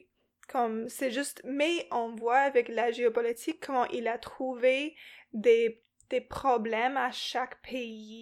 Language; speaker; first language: French; non-native, local second language; English